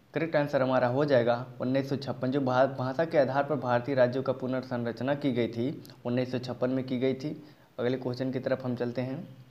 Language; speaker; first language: Hindi; native; Hindi